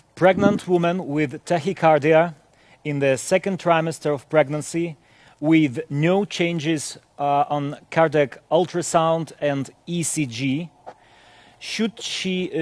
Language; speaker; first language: English; non-native, fluent; Ukrainian